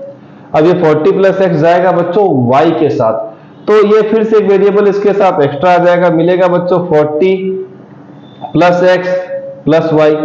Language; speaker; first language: Hindi; native; Hindi